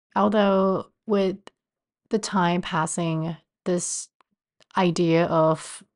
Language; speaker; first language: English; non-native, fluent; Chinese